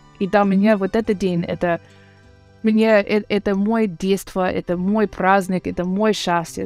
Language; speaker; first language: Russian; non-native, learner; English